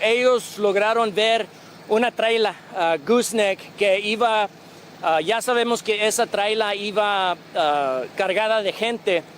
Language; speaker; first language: Spanish; early bilingual, other home language; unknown